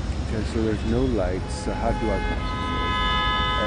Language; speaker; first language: English; native; English